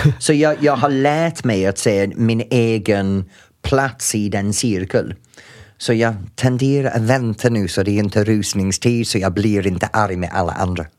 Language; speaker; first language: Swedish; non-native, fluent; English